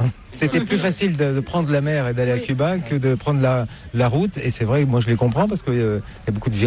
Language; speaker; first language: French; native; French